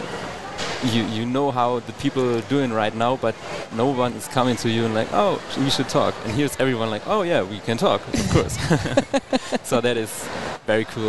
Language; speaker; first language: English; non-native, fluent; German